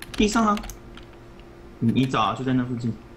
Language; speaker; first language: Chinese; native; Chinese